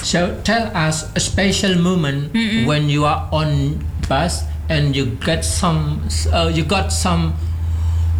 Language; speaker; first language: English; non-native, learner; Indonesian